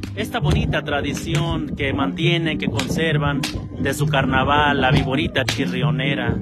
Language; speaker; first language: Spanish; native; Spanish